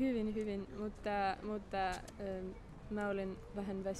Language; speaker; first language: Finnish; non-native, learner; French